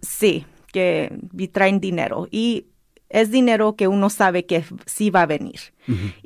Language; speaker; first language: Spanish; early bilingual, heritage; Spanish